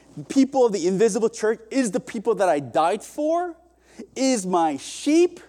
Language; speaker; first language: English; early bilingual, other home language; Korean